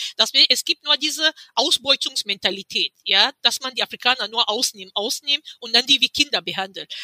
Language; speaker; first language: German; non-native, fluent; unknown